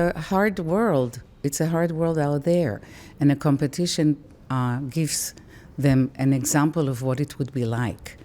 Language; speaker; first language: English; non-native, fluent; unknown